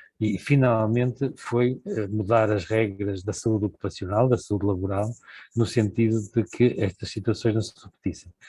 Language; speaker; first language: Portuguese; native; Portuguese